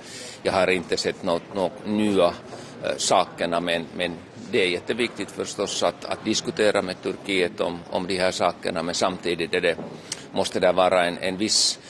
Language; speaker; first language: Swedish; non-native, local second language; Finnish